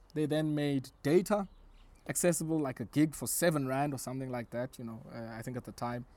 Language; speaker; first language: English; non-native, local second language; Xhosa